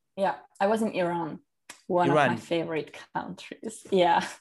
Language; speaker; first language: English; non-native, fluent; Swiss German